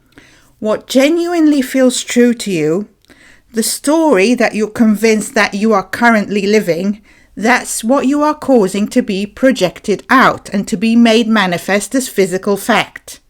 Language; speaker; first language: English; native; English